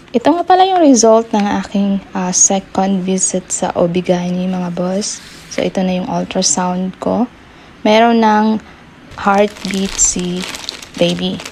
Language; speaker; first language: Filipino; non-native, local second language; Cebuano